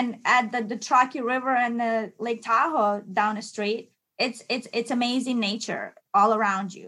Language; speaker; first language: English; non-native, fluent; Ukrainian